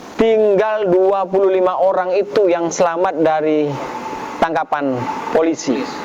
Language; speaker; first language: Indonesian; non-native, local second language; Madurese